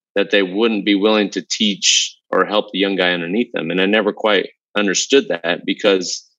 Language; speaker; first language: English; native; English